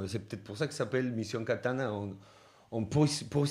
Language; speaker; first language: French; non-native, fluent; Spanish